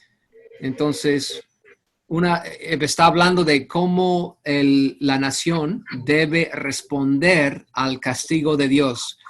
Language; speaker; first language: Spanish; non-native, fluent; English